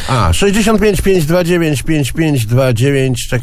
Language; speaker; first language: Polish; native; Polish